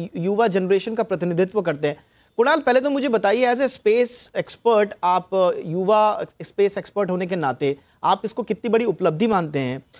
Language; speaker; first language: Hindi; native; Hindi